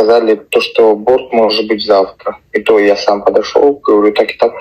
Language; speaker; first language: Russian; native; Russian